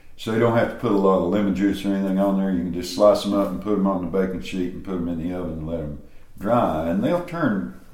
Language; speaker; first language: English; native; English